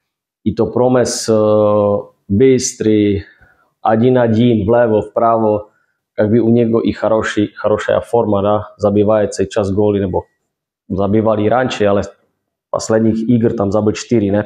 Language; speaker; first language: Russian; non-native, fluent; Czech